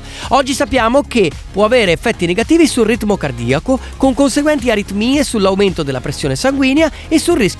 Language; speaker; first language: Italian; native; Italian